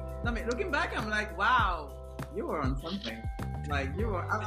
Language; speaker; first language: English; non-native, fluent; French